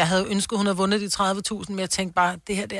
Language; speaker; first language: Danish; native; Danish